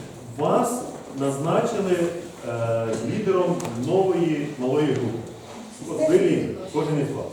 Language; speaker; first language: Ukrainian; native; Ukrainian